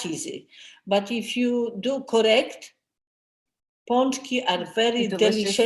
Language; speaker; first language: English; non-native, learner; Polish